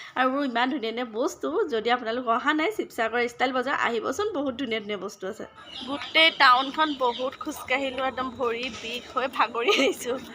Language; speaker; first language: Assamese; native; Assamese